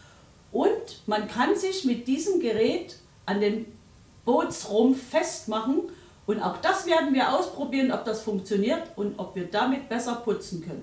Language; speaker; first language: German; native; German